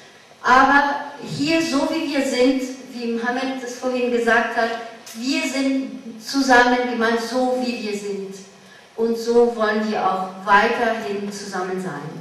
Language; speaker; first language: German; non-native, fluent; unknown